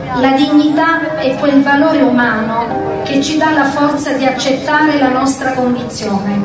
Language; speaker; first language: Italian; native; Italian